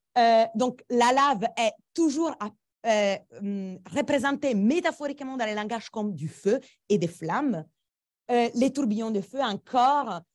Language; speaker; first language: French; non-native, fluent; Italian